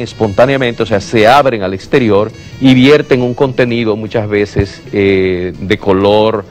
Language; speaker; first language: Spanish; native; Spanish